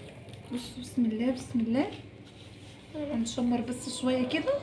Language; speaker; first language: Arabic; native; Arabic